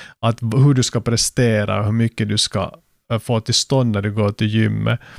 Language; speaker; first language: Swedish; native; Swedish